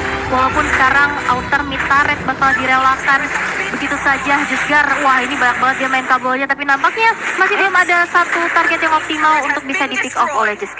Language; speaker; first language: Indonesian; native; Indonesian